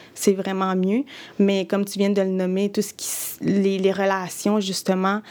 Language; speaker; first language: French; early bilingual, other home language; Spanish